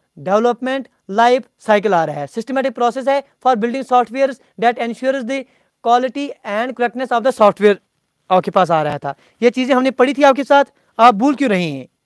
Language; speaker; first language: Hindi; non-native, local second language; Punjabi